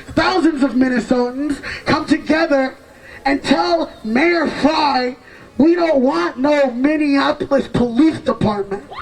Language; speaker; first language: English; early bilingual, other home language; Yoruba